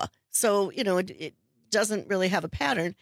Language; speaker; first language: English; native; English